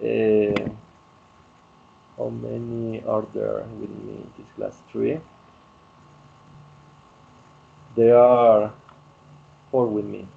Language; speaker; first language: English; non-native, learner; Spanish